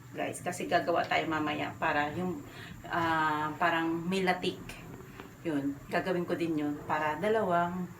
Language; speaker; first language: Filipino; non-native, local second language; Bikol